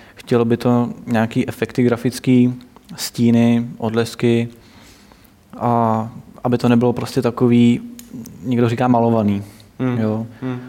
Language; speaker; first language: Czech; native; Czech